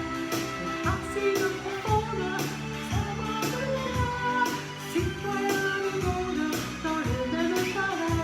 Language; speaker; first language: French; native; French